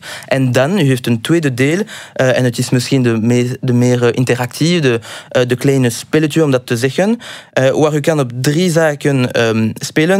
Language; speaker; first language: Dutch; non-native, local second language; French